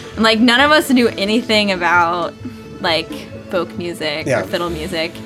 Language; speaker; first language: English; native; English